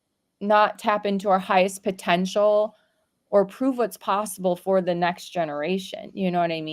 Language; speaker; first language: English; native; English